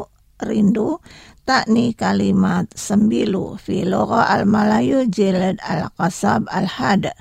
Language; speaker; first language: Arabic; non-native, fluent; Indonesian